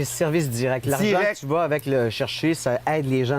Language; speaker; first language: French; native; French